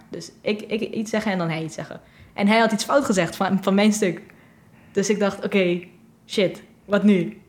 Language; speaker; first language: Dutch; non-native, local second language; Papiamento